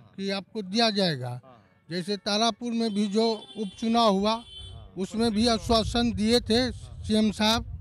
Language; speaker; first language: Hindi; native; Hindi